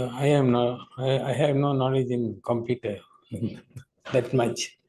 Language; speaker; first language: English; non-native, learner; Tamil